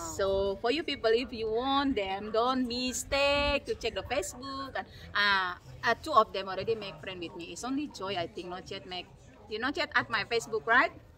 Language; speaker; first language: English; non-native, learner; Indonesian